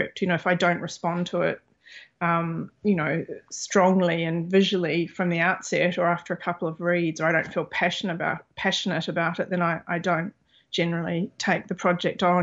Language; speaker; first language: English; native; English